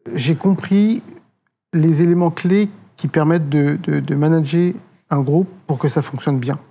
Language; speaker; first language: French; native; French